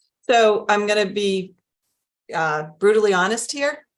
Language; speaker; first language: English; native; English